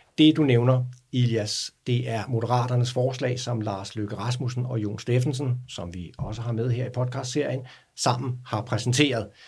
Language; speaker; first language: Danish; native; Danish